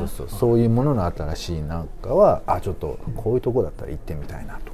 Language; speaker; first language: Japanese; native; Japanese